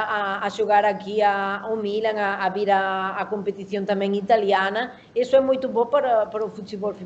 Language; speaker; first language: Portuguese; non-native, learner; Spanish